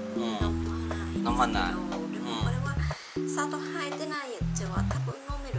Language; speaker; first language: Japanese; non-native, learner; Vietnamese